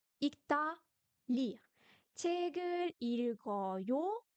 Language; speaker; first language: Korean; non-native, fluent; French